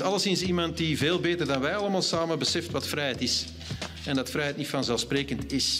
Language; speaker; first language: Dutch; native; Dutch